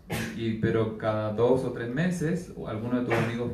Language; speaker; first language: Spanish; native; Spanish